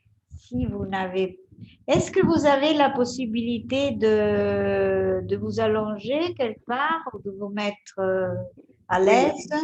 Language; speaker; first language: French; non-native, fluent; Italian